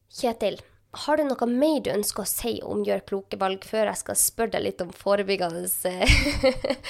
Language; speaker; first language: Norwegian; native; Norwegian